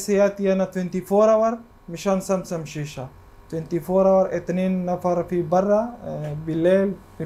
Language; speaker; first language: Arabic; non-native, learner; Urdu